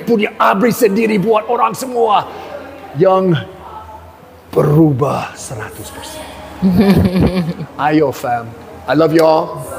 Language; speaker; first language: Indonesian; non-native, learner; English